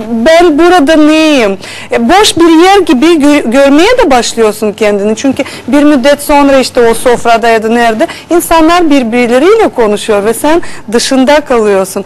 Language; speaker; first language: Turkish; non-native, fluent; Russian